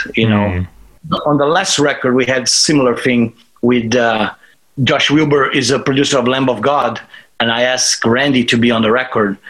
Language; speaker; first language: English; non-native, fluent; Portuguese